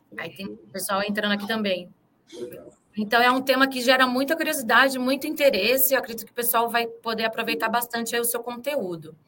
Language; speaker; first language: Portuguese; native; Portuguese